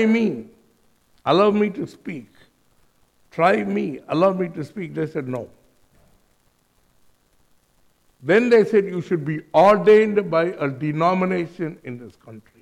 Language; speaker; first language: English; non-native, local second language; Tamil